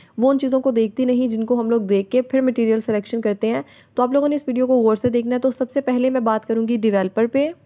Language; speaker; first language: Urdu; native; Urdu